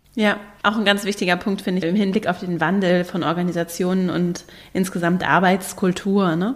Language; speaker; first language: German; native; German